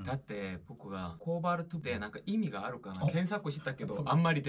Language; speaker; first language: Japanese; non-native, learner; Korean